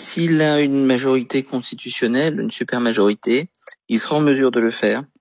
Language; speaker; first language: French; native; French